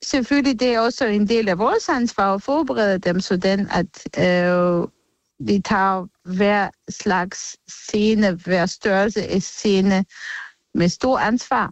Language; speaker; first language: Danish; non-native, fluent; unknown